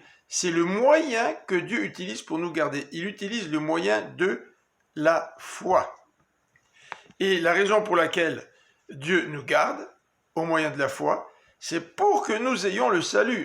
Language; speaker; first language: French; native; French